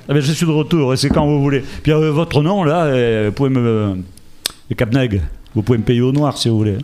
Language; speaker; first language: French; native; French